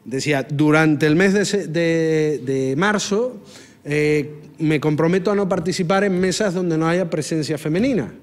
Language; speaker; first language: Spanish; non-native, local second language; Catalan